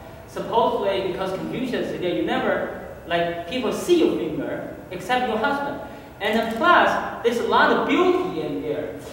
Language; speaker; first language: English; non-native, fluent; Chinese